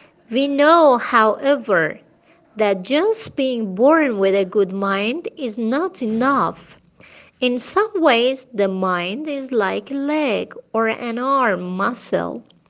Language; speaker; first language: English; non-native, fluent; Persian